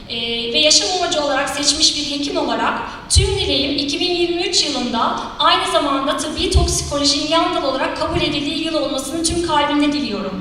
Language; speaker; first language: Turkish; native; Turkish